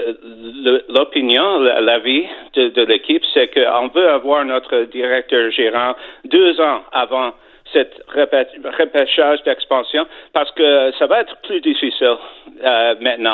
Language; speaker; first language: French; non-native, fluent; English